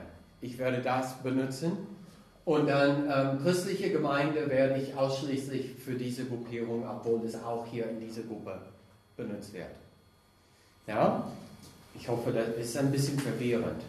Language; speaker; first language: German; non-native, fluent; English